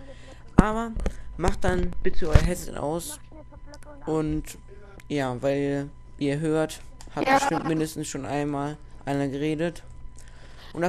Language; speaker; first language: German; native; German